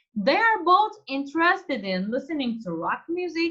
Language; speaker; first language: English; non-native, fluent; Turkish